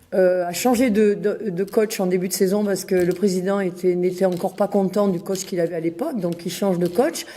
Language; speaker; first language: French; native; French